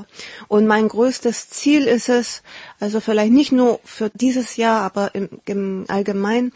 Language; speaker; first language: German; early bilingual, heritage; Korean